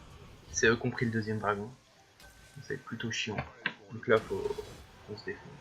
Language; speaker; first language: French; native; French